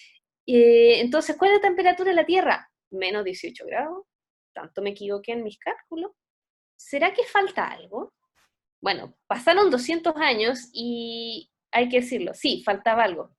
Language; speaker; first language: Spanish; native; Spanish